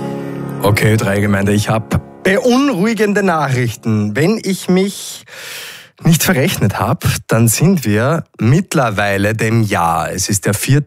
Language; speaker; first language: German; native; German